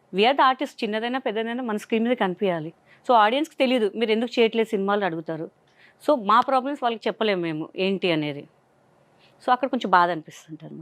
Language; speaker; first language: Telugu; non-native, local second language; Hindi